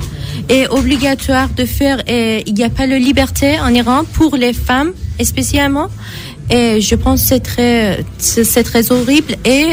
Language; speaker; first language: French; non-native, learner; Persian